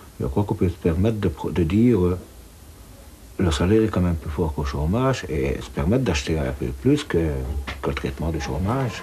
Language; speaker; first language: French; native; French